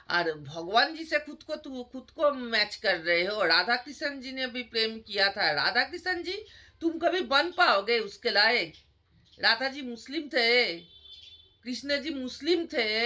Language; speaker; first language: Hindi; non-native, local second language; Bangla